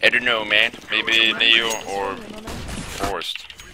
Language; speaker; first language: English; non-native, fluent; Swedish